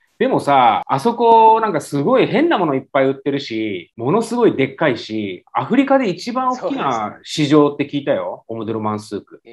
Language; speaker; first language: Japanese; native; Japanese